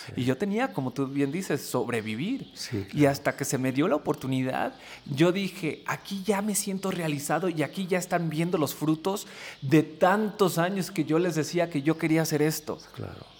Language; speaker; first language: Spanish; early bilingual, heritage; Spanish